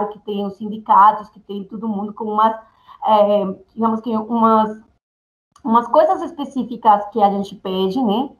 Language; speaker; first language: Portuguese; non-native, fluent; Spanish